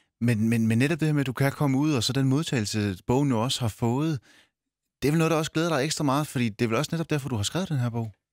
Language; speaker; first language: Danish; native; Danish